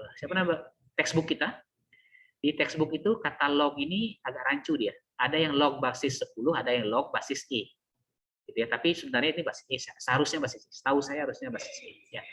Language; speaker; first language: Indonesian; native; Indonesian